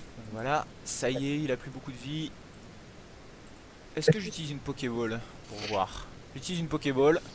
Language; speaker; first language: French; native; French